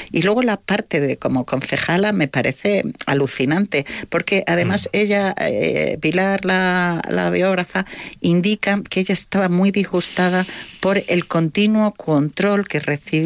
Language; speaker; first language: Spanish; native; Spanish